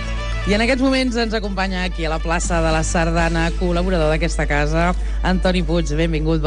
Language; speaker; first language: Catalan; native; Catalan